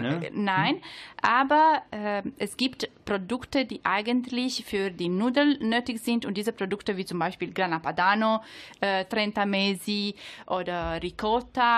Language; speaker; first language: German; non-native, learner; Italian